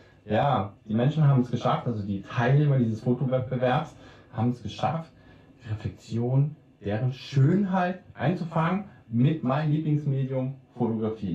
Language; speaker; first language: German; native; German